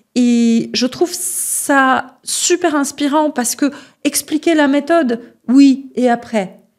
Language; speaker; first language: French; non-native, fluent; Polish